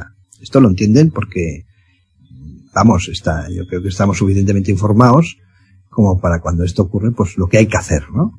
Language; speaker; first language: Spanish; native; Spanish